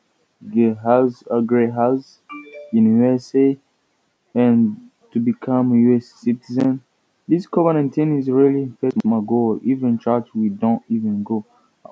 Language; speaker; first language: English; non-native, local second language; Swahili